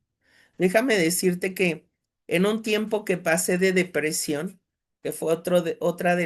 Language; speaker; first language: Spanish; native; Spanish